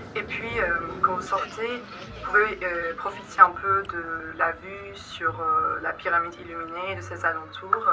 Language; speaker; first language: French; non-native, fluent; Turkish